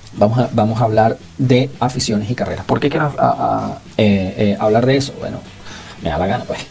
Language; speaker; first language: Spanish; native; Spanish